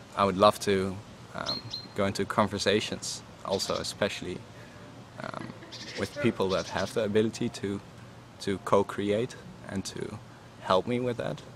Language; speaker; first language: English; non-native, fluent; Dutch